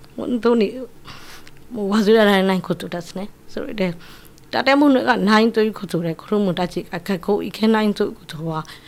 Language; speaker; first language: Japanese; non-native, fluent; Burmese